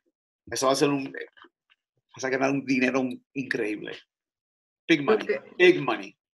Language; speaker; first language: Spanish; early bilingual, other home language; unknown